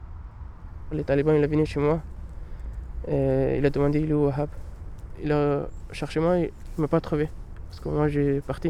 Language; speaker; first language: French; non-native, learner; Pashto